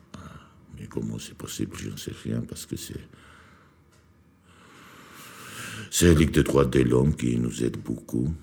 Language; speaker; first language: French; non-native, learner; Georgian